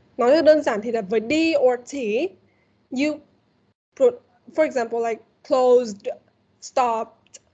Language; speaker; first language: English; non-native, fluent; Vietnamese